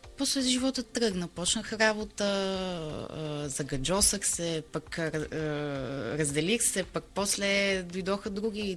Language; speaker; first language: Bulgarian; early bilingual, heritage; Bulgarian